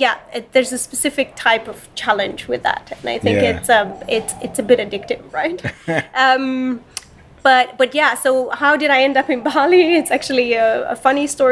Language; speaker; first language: English; non-native, fluent; Romanian